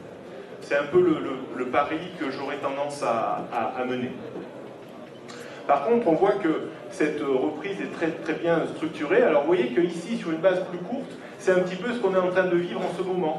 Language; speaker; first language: French; native; French